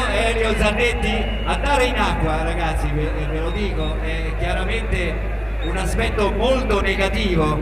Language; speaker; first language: Italian; native; Italian